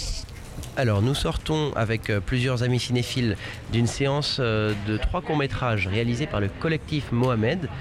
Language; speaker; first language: French; native; French